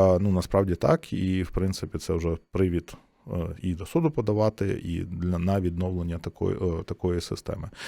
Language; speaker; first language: Ukrainian; native; Ukrainian